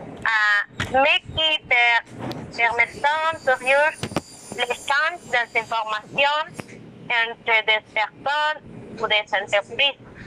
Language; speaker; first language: French; non-native, learner; Spanish